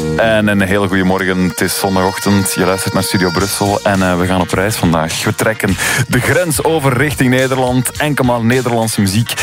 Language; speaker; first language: Dutch; native; Dutch